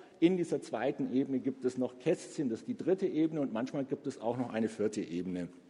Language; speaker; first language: German; native; German